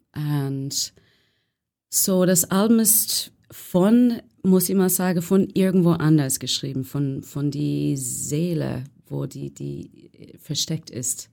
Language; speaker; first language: German; non-native, learner; English